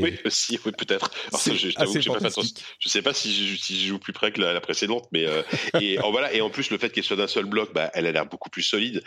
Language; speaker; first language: French; native; French